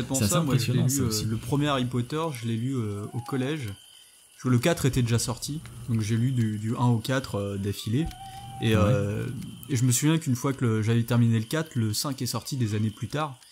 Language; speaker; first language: French; native; French